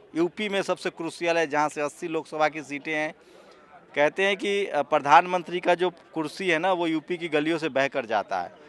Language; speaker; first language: Hindi; native; Hindi